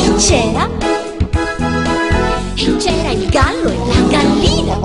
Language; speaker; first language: Italian; native; Italian